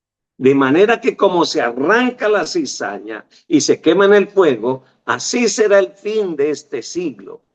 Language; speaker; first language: Spanish; native; Spanish